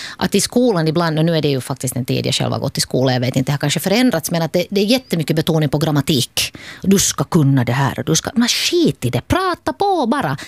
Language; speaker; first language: Swedish; native; Swedish